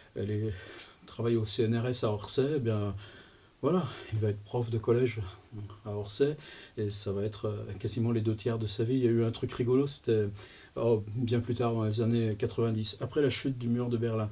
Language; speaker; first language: French; native; French